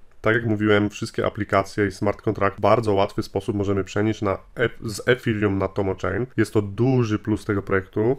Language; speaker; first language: Polish; native; Polish